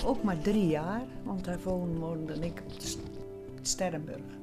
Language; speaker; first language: Dutch; native; Dutch